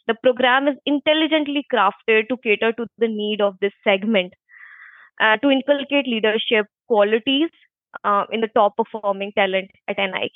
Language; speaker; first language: English; non-native, local second language; Hindi